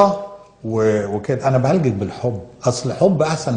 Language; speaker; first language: Arabic; native; Arabic